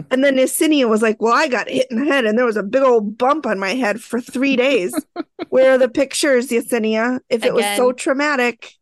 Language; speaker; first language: English; native; English